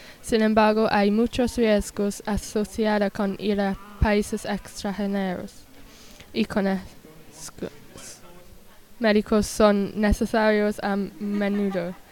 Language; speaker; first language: Spanish; non-native, learner; English